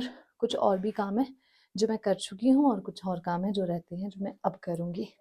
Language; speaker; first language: Hindi; native; Hindi